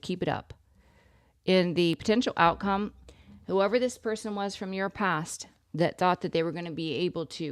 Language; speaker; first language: English; native; English